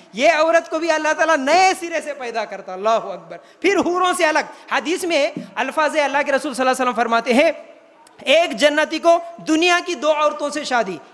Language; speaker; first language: Hindi; non-native, local second language; Urdu